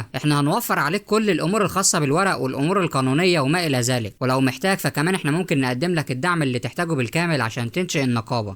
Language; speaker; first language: Arabic; native; Arabic